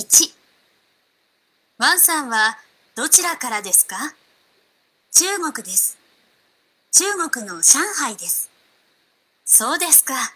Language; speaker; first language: Japanese; non-native, learner; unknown